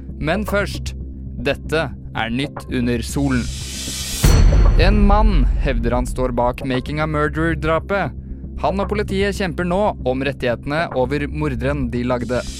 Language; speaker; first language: Norwegian; native; Norwegian